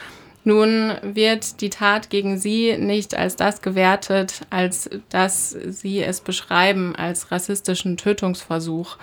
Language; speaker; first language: German; native; German